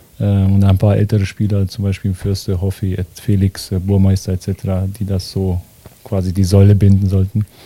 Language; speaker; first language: German; early bilingual, other home language; Bosnian